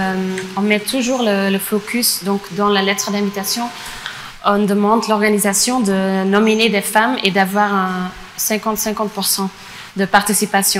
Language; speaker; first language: French; non-native, fluent; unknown